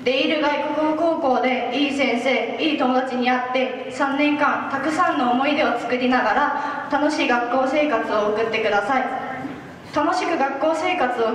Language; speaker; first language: Japanese; non-native, fluent; Korean